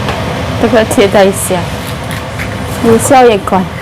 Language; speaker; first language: Chinese; non-native, learner; Indonesian